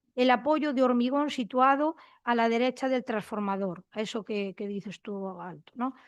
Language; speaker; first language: Spanish; non-native, local second language; Galician